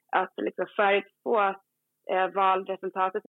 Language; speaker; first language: Swedish; native; Swedish